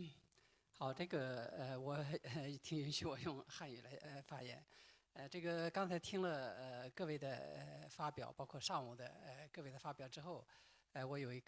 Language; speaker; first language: Chinese; native; Chinese